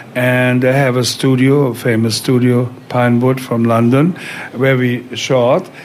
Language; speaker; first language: English; non-native, fluent; German